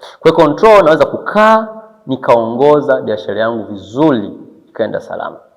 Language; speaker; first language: Swahili; native; Swahili